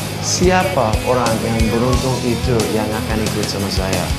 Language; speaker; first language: Indonesian; non-native, fluent; English